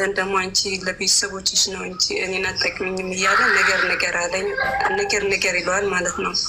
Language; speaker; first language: Amharic; native; Amharic